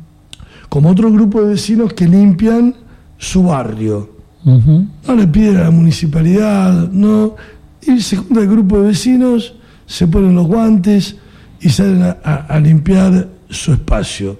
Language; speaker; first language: Spanish; native; Spanish